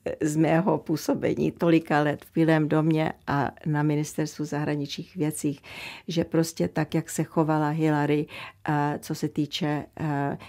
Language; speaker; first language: Czech; early bilingual, heritage; Czech